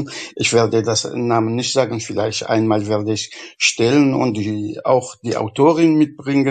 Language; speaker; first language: German; non-native, fluent; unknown